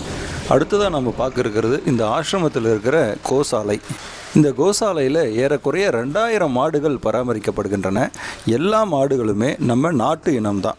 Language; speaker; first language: Tamil; native; Tamil